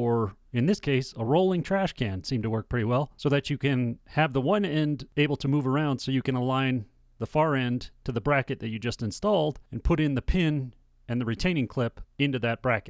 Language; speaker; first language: English; native; English